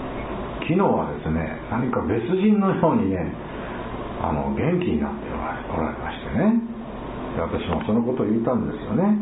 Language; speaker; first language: Japanese; native; Japanese